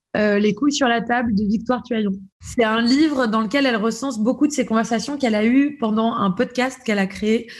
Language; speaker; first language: French; native; French